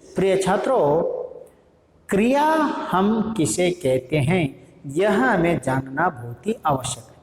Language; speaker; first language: Hindi; non-native, local second language; Kannada